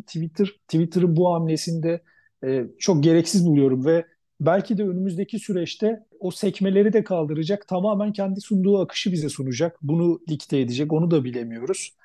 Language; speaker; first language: Turkish; native; Turkish